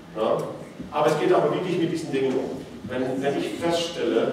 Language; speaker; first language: German; non-native, fluent; Norwegian